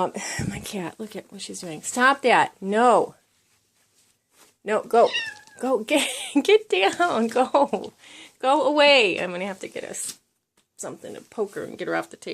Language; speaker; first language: English; native; English